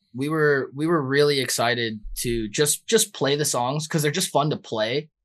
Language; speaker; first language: English; native; English